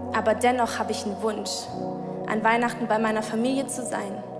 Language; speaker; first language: German; native; German